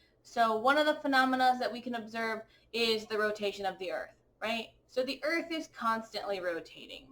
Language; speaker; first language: English; native; English